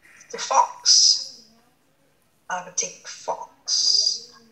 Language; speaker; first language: English; non-native, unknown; Vietnamese